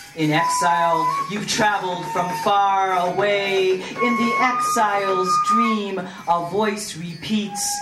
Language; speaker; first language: English; early bilingual, other home language; Spanish